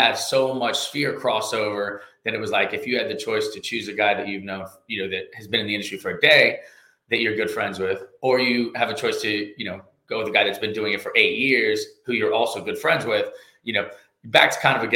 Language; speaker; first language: English; native; English